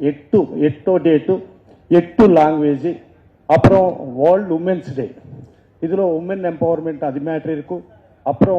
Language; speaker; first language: Tamil; non-native, learner; Telugu